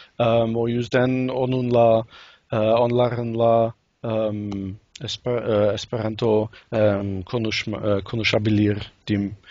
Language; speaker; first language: Turkish; non-native, learner; English